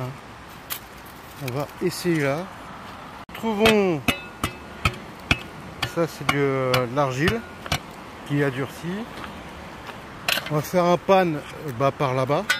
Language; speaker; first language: French; native; French